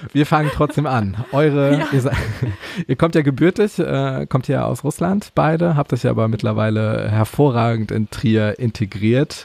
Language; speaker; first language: German; native; German